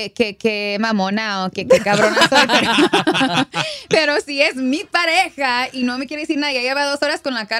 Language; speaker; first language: Spanish; early bilingual, heritage; Spanish